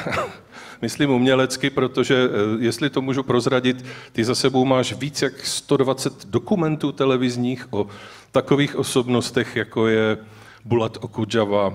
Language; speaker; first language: Czech; native; Czech